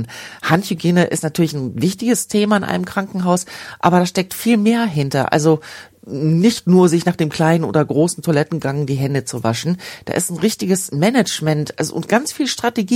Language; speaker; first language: German; native; German